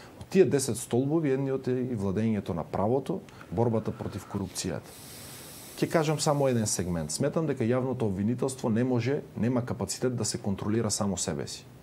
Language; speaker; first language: Macedonian; native; Macedonian